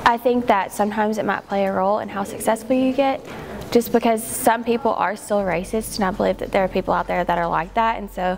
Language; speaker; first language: English; native; English